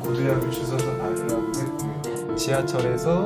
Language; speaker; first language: Korean; native; Korean